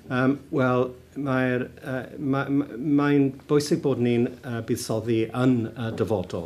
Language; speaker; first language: Welsh; non-native, local second language; English